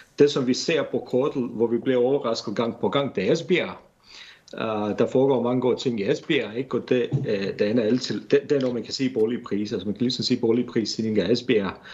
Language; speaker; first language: Danish; non-native, fluent; Bosnian